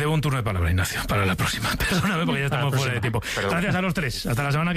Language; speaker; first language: Spanish; native; Spanish